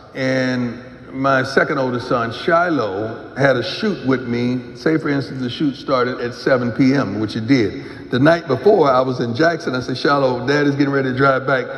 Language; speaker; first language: English; native; English